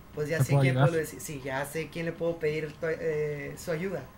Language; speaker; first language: Spanish; native; Spanish